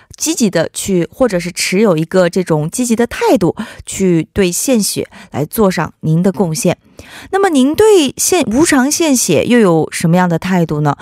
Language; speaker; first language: Chinese; native; Chinese